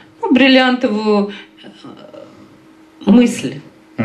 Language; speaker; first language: Russian; native; Russian